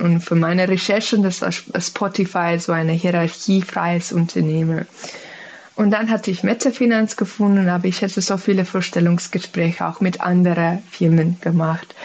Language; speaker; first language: German; non-native, fluent; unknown